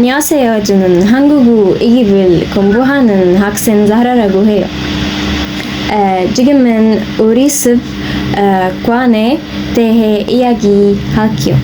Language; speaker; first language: Korean; non-native, learner; Arabic